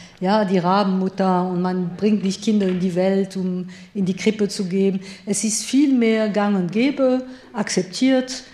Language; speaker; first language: German; non-native, fluent; French